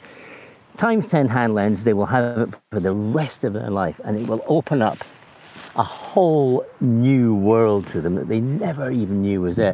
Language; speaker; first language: English; native; English